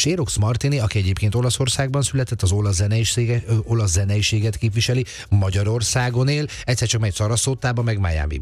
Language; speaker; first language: Hungarian; native; Hungarian